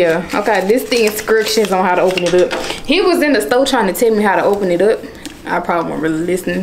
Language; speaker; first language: English; native; English